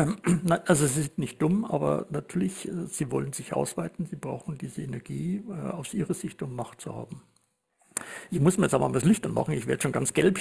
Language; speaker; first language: German; native; German